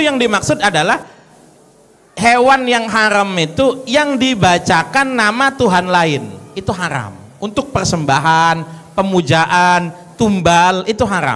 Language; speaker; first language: Indonesian; native; Indonesian